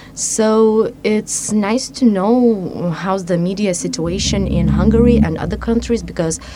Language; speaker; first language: English; non-native, fluent; Lithuanian